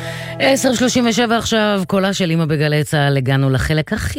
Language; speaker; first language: Hebrew; native; Hebrew